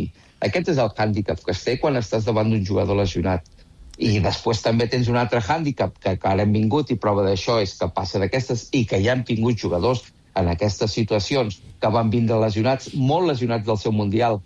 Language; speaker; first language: Catalan; native; Catalan